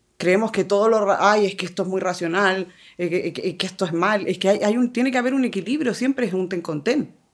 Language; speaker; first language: Spanish; native; Spanish